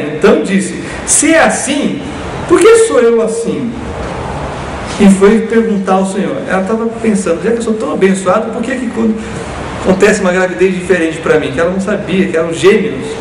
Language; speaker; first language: Portuguese; native; Portuguese